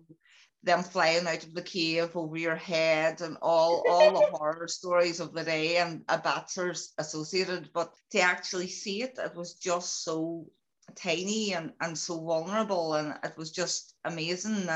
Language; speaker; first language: English; native; English